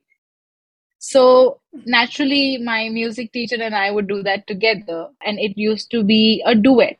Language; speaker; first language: English; non-native, local second language; Hindi